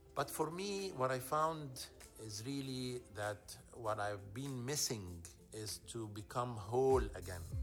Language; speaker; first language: English; non-native, fluent; Arabic